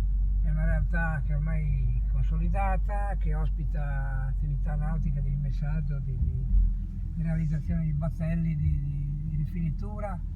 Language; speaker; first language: Italian; native; Italian